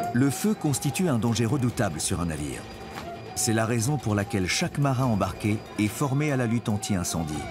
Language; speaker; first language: French; native; French